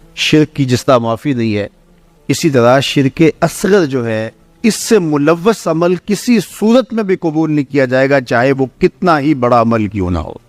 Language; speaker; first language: Urdu; non-native, local second language; Punjabi